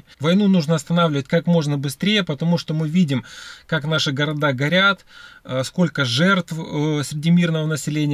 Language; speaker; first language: Russian; native; Russian